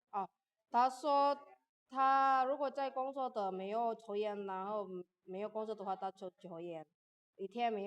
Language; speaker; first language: Chinese; non-native, fluent; Indonesian